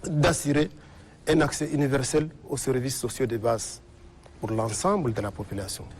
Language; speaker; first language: French; non-native, local second language; Arabic